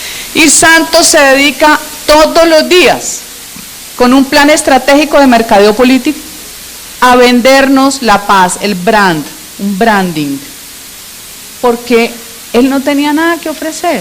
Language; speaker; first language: Spanish; native; Spanish